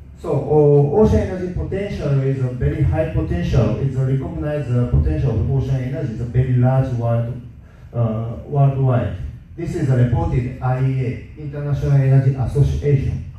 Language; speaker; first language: English; non-native, learner; Japanese